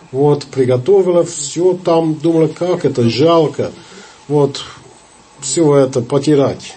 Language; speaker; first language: Russian; non-native, fluent; English